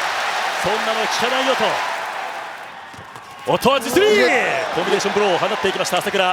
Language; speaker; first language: Japanese; native; Japanese